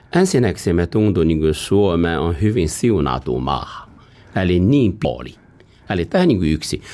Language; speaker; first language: Finnish; non-native, fluent; Chinese